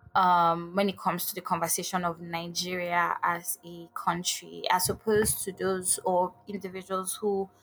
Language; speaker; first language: English; non-native, local second language; Igbo